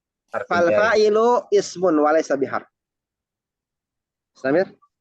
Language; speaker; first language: Arabic; non-native, fluent; Indonesian